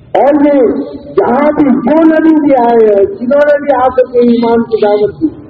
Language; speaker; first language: Urdu; native; Urdu